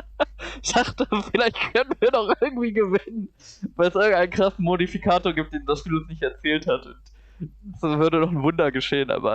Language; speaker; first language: German; native; German